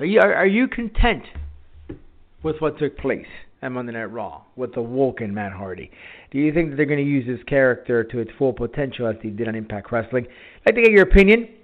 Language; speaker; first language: English; early bilingual, other home language; Spanish